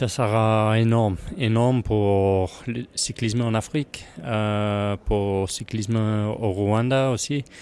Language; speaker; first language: French; non-native, learner; English